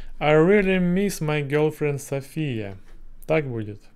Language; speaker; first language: English; non-native, learner; Russian